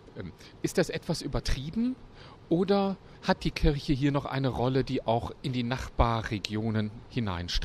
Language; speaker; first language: German; native; German